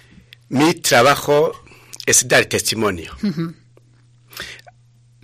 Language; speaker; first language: Spanish; non-native, fluent; Rundi